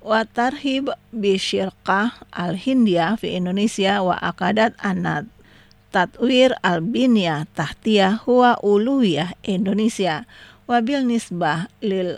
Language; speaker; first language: Arabic; non-native, fluent; Indonesian